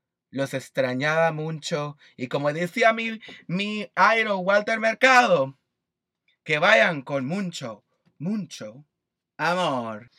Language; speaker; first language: Spanish; early bilingual, heritage; Spanish